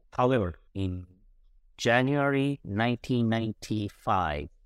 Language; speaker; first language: English; non-native, fluent; Japanese